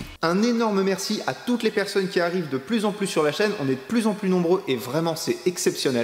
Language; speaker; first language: French; native; French